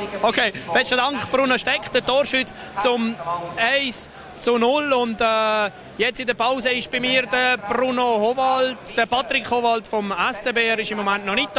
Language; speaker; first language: German; native; German